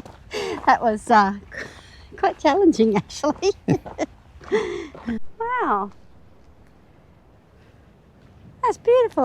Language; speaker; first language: English; native; English